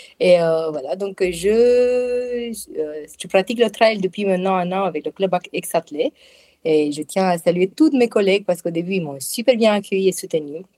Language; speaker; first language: French; non-native, fluent; Romanian